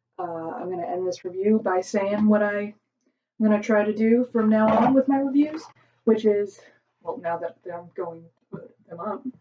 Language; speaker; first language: English; native; English